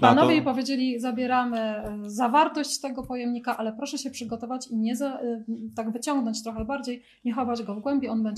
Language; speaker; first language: Polish; native; Polish